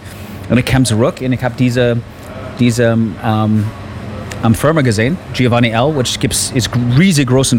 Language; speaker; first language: German; non-native, learner; English